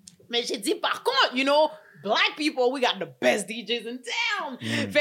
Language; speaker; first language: English; non-native, local second language; French